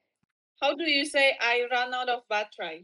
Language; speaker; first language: English; non-native, fluent; Indonesian